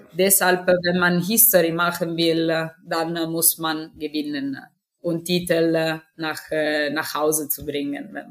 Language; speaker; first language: German; non-native, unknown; Italian